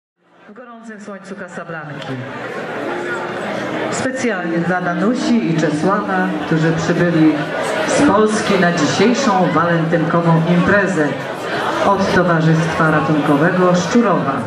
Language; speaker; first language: Polish; native; Polish